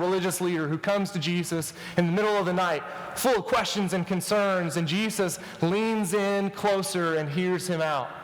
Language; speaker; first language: English; native; English